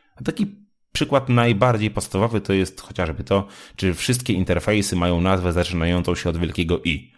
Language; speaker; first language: Polish; native; Polish